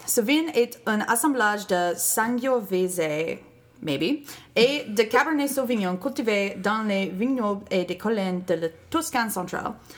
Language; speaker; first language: French; non-native, learner; English